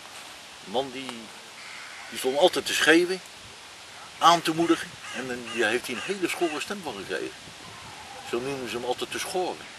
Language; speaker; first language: Dutch; native; Dutch